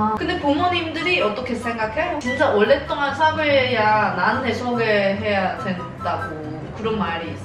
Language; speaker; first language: Korean; non-native, learner; Cantonese